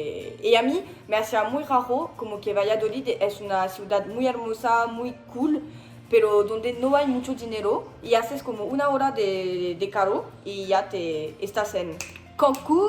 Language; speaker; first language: Spanish; non-native, learner; French